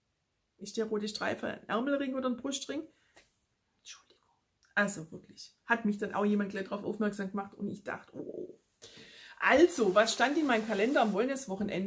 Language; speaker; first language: German; native; German